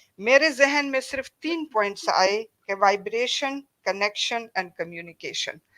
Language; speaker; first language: Hindi; non-native, fluent; Pashto